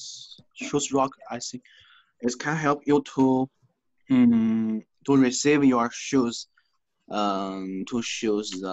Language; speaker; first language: English; non-native, learner; Chinese